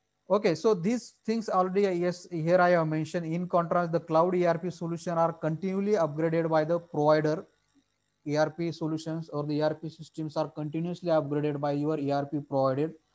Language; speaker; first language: English; non-native, local second language; Marathi